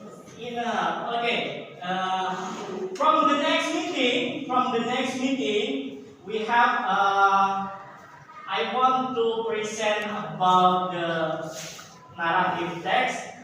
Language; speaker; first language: English; non-native, learner; Indonesian